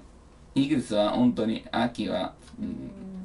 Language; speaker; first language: Japanese; non-native, learner; Italian